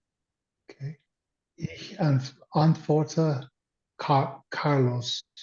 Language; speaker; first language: German; non-native, learner; English